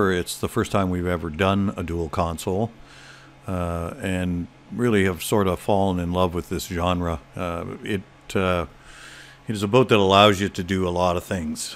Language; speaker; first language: English; native; English